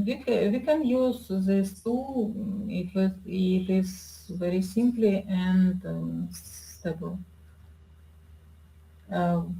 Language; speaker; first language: English; non-native, learner; Russian